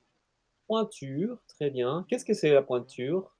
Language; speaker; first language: French; non-native, fluent; Spanish